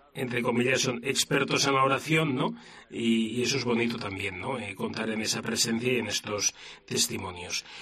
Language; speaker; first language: Spanish; non-native, local second language; Catalan